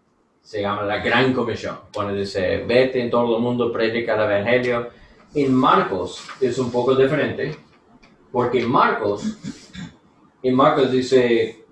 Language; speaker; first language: Spanish; non-native, learner; English